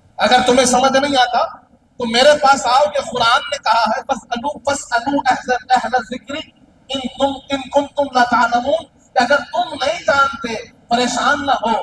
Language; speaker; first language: Urdu; native; Urdu